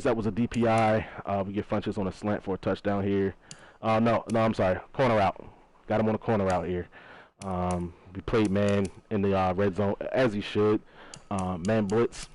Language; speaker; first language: English; native; English